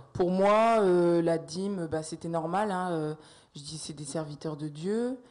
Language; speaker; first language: French; native; French